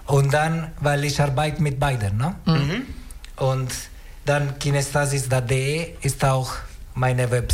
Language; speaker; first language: German; non-native, learner; Italian